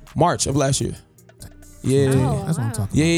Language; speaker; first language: English; native; English